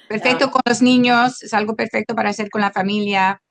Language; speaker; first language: Spanish; non-native, local second language; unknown